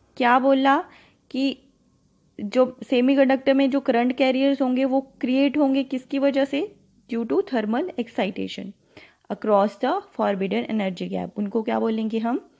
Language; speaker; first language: Hindi; native; Hindi